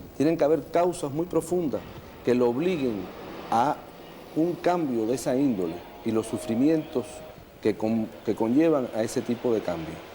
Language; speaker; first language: Spanish; native; Spanish